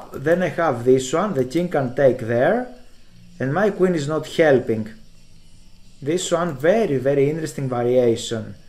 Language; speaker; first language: English; non-native, fluent; Greek